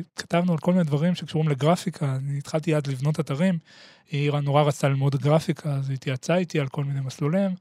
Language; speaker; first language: Hebrew; native; Hebrew